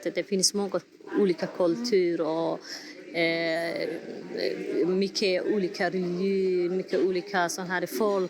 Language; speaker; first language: Swedish; non-native, fluent; Somali